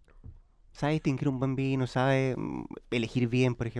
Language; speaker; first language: Spanish; native; Spanish